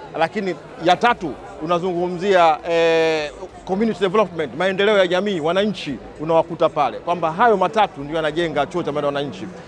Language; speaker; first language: Swahili; native; Swahili